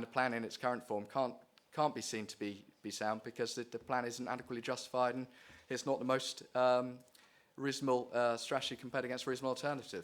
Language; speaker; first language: English; native; English